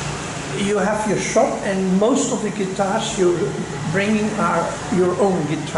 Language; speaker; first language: English; non-native, fluent; Dutch